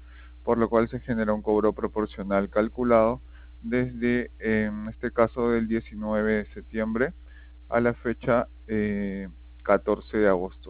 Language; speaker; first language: Spanish; native; Spanish